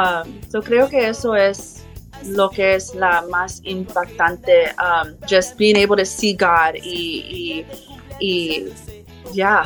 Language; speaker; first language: Spanish; early bilingual, heritage; English